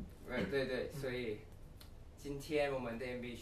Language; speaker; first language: Chinese; non-native, learner; Thai